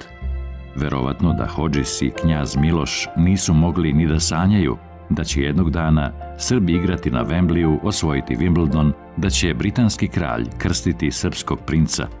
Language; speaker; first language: Bosnian; native; Bosnian